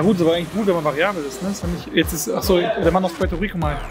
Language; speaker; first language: German; native; German